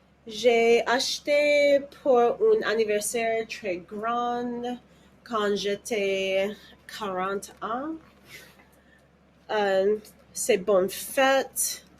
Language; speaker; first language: French; non-native, learner; English